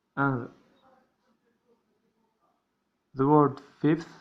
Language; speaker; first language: English; non-native, learner; Arabic